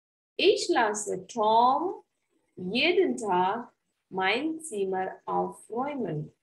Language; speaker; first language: German; non-native, fluent; Hindi